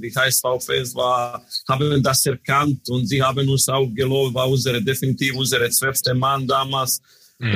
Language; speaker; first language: German; non-native, learner; Croatian